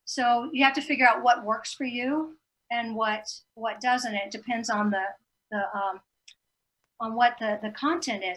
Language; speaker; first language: English; native; English